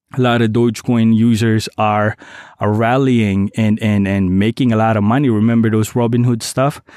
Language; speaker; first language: English; non-native, local second language; Cebuano